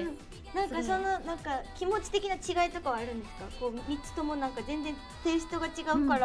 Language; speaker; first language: Japanese; native; Japanese